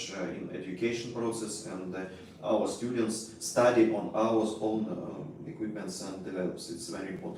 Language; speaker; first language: English; non-native, learner; Russian